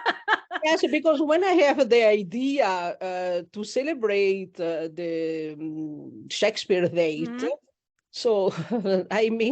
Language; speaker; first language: English; non-native, learner; Italian